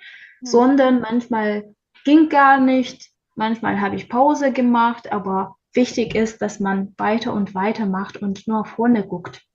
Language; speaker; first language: German; non-native, learner; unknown